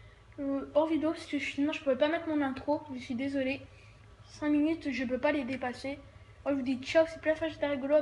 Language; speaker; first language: French; native; French